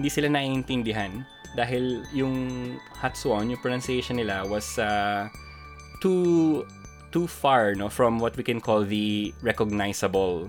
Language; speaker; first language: English; non-native, local second language; Filipino